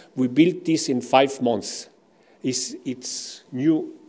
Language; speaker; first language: English; non-native, fluent; German